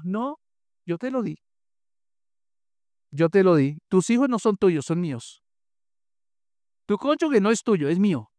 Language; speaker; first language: Spanish; native; Spanish